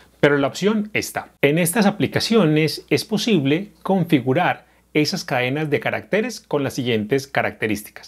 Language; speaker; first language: Spanish; native; Spanish